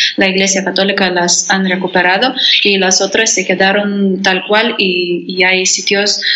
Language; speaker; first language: Spanish; non-native, fluent; Lithuanian